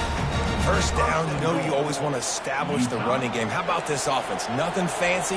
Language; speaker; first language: English; native; English